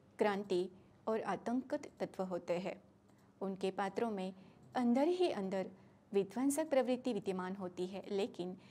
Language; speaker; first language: Hindi; non-native, local second language; Marathi